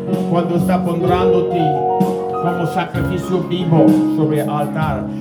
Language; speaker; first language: Spanish; non-native, learner; English